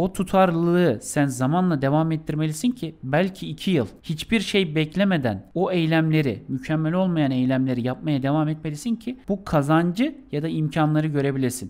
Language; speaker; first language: Turkish; native; Turkish